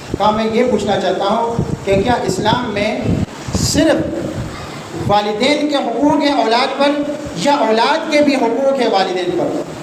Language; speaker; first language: Urdu; non-native, local second language; Pashto